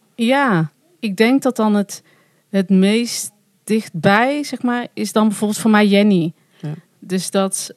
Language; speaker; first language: Dutch; native; Dutch